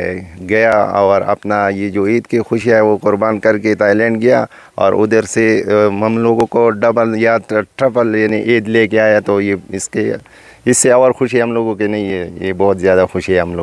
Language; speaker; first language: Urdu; non-native, local second language; Pashto